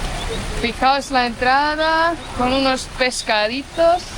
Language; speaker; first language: Spanish; non-native, fluent; Portuguese